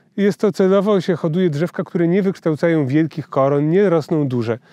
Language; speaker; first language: Polish; native; Polish